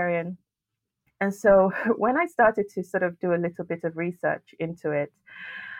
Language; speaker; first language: English; non-native, local second language; Yoruba